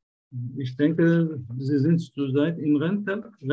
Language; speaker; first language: German; non-native, learner; Turkish